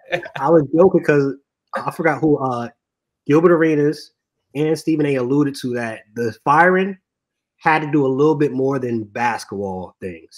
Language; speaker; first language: English; native; English